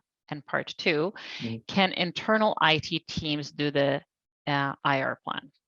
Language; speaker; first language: English; non-native, fluent; Polish